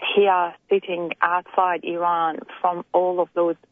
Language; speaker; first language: English; non-native, fluent; Persian